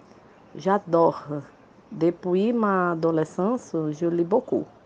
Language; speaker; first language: French; non-native, learner; Portuguese